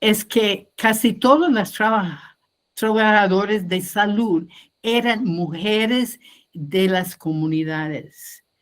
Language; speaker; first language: Spanish; non-native, fluent; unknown